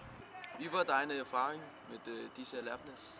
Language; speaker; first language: German; non-native, learner; Danish